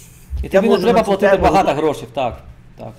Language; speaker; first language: Ukrainian; non-native, local second language; Russian